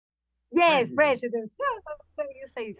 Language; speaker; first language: English; non-native, learner; Spanish